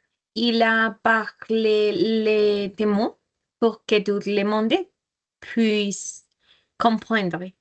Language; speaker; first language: French; non-native, learner; Spanish